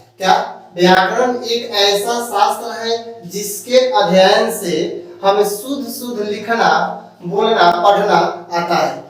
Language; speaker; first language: Hindi; native; Hindi